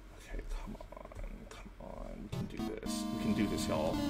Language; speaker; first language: English; native; English